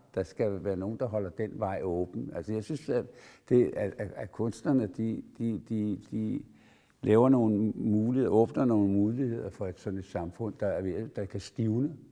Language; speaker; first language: Danish; native; Danish